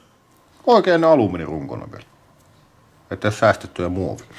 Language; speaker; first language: Finnish; native; Finnish